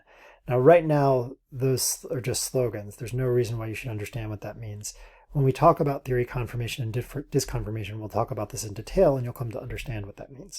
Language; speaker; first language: English; native; English